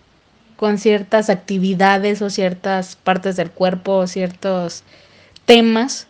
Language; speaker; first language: Spanish; native; Spanish